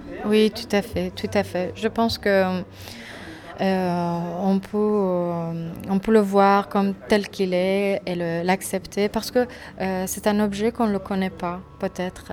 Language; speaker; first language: French; non-native, fluent; Persian